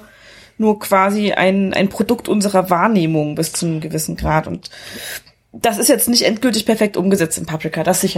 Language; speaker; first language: German; native; German